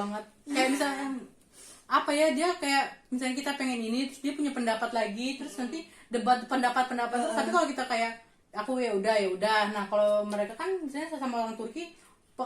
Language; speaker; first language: Indonesian; native; Indonesian